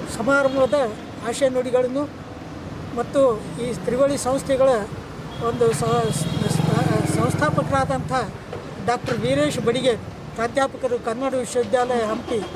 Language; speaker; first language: Kannada; native; Kannada